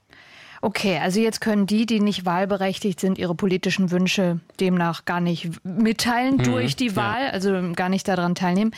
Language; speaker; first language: German; native; German